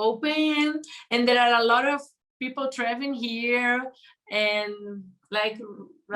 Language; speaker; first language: English; non-native, learner; Portuguese